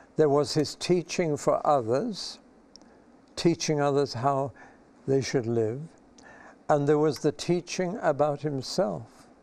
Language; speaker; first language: English; native; English